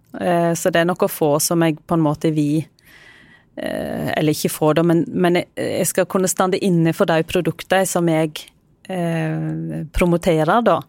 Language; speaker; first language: Norwegian; native; Norwegian